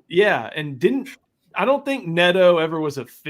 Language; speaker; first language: English; native; English